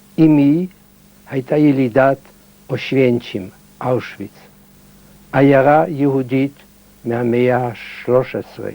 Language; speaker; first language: Hebrew; early bilingual, heritage; Hebrew